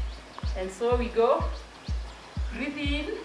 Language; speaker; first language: English; non-native, local second language; Swahili